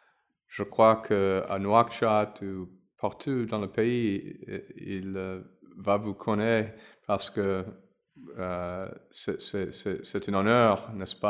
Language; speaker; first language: French; non-native, learner; English